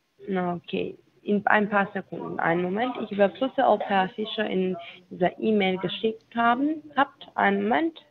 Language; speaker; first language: German; non-native, learner; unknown